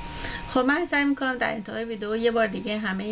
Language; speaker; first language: Persian; native; Persian